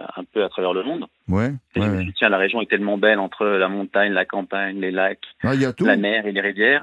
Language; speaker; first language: French; native; French